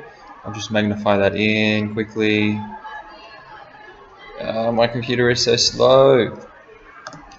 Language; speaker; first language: English; native; English